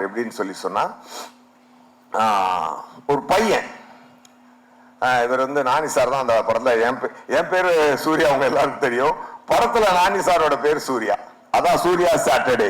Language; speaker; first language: Tamil; native; Tamil